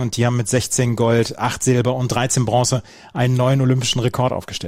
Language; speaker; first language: German; native; German